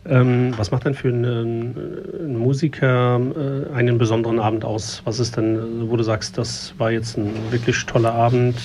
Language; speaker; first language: German; native; German